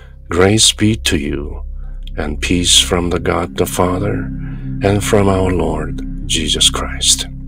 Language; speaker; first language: English; non-native, fluent; Korean